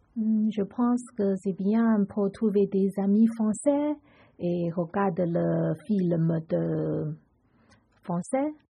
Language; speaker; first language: French; non-native, learner; Chinese